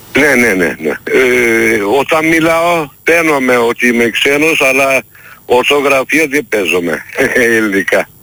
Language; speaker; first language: Greek; non-native, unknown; Turkish